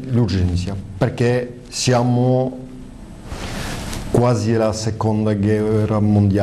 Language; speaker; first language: Italian; early bilingual, heritage; French